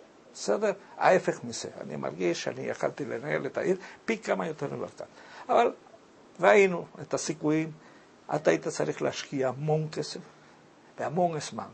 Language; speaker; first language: Hebrew; early bilingual, other home language; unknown